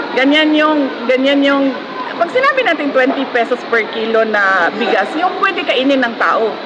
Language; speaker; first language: Filipino; non-native, local second language; Cebuano